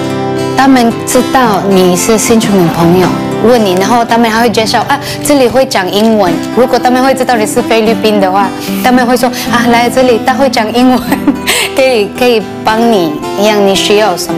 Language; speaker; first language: Chinese; non-native, fluent; Cebuano